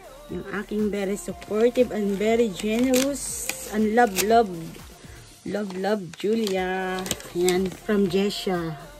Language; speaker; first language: English; non-native, local second language; Filipino